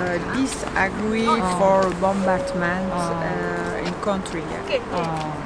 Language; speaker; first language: English; non-native, learner; French